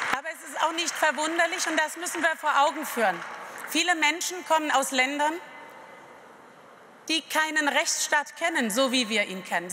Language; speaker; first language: German; native; German